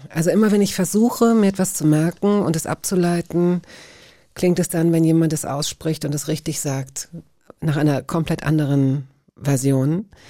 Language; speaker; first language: German; native; German